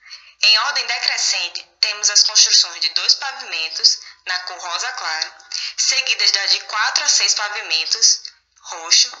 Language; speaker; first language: Portuguese; native; Portuguese